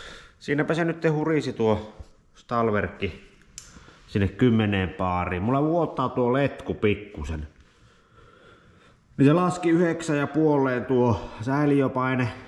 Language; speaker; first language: Finnish; native; Finnish